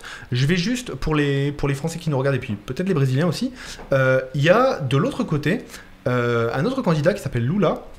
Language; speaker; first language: French; native; French